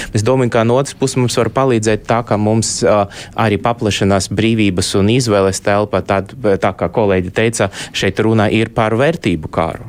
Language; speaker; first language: Latvian; non-native, local second language; Russian